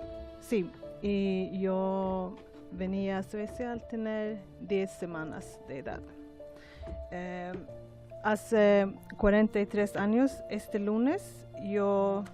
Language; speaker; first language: Spanish; non-native, learner; Swedish